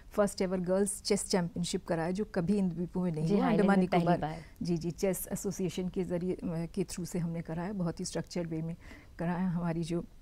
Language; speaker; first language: Hindi; native; Hindi